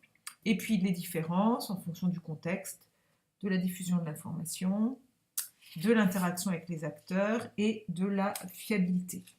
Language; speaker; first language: French; native; French